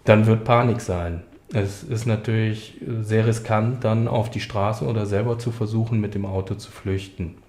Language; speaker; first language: German; native; German